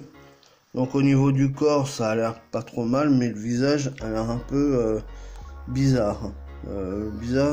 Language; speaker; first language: French; native; French